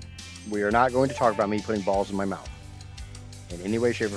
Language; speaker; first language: English; native; English